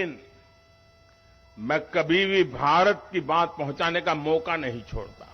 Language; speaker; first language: Hindi; non-native, local second language; Gujarati